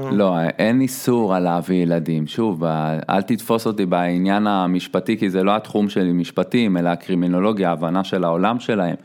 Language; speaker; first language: Hebrew; native; Hebrew